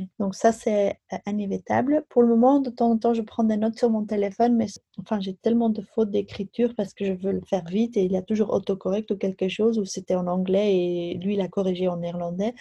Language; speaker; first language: French; non-native, local second language; Dutch